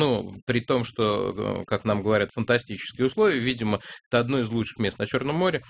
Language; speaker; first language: Russian; native; Russian